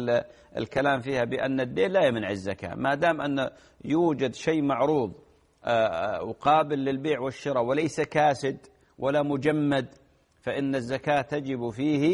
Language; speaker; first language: Arabic; native; Arabic